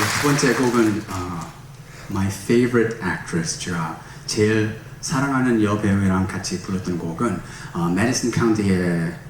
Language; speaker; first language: Korean; early bilingual, heritage; English